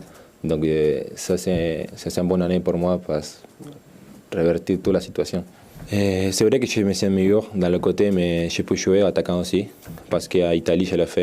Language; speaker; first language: French; non-native, learner; Spanish